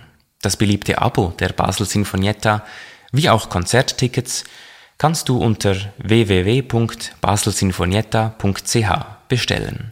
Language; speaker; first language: German; native; German